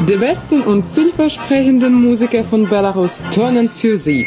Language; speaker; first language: German; non-native, fluent; Russian